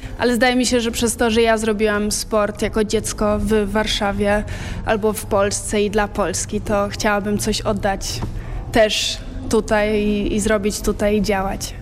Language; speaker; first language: Polish; early bilingual, heritage; Polish